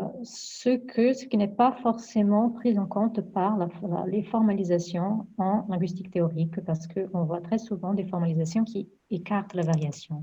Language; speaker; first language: French; non-native, fluent; Portuguese